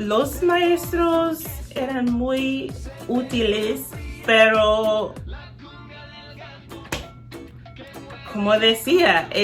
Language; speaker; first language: Spanish; non-native, learner; English